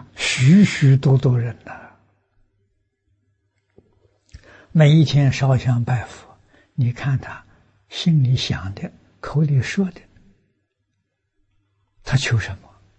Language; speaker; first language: Chinese; native; Chinese